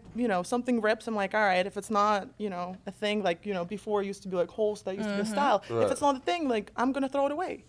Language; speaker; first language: English; non-native, fluent; Russian